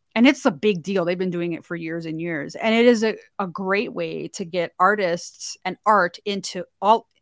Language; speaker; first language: English; native; English